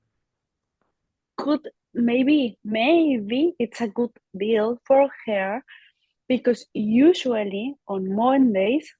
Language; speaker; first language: English; non-native, learner; Spanish